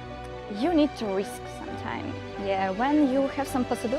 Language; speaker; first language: English; non-native, learner; Ukrainian